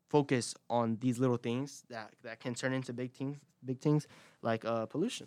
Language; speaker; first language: English; early bilingual, other home language; Spanish